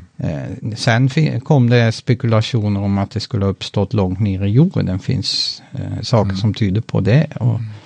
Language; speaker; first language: Swedish; non-native, fluent; Dutch